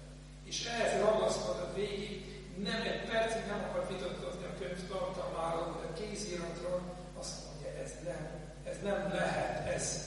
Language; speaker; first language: Hungarian; non-native, fluent; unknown